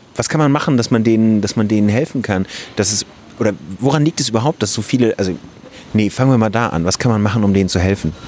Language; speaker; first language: German; native; German